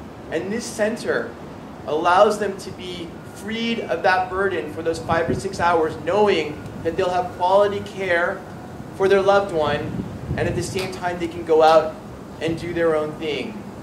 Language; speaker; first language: English; native; English